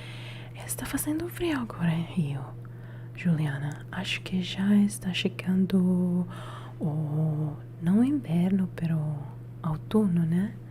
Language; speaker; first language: Portuguese; non-native, learner; Italian